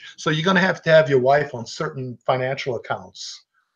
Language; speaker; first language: English; native; English